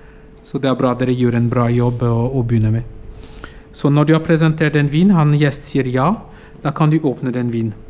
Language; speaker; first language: Norwegian; non-native, fluent; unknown